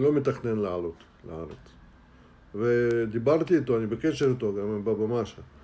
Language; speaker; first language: Hebrew; non-native, fluent; Russian